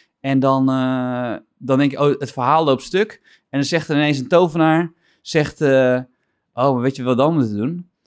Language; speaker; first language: Dutch; native; Dutch